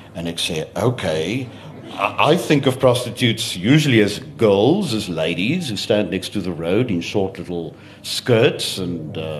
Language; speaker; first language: English; non-native, local second language; Afrikaans